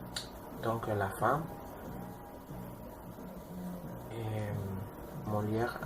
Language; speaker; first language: French; non-native, learner; Spanish